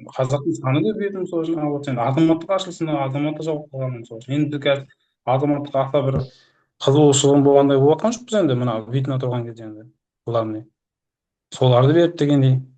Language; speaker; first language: Kazakh; early bilingual, heritage; Kazakh